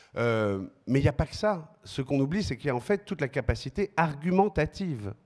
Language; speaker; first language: French; native; French